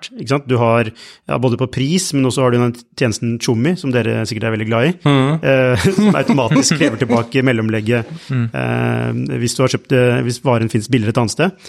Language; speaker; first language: Norwegian; native; Norwegian